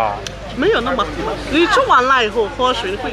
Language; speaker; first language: Chinese; non-native, fluent; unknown